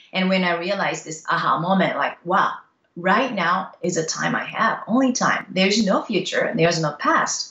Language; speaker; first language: English; non-native, fluent; Japanese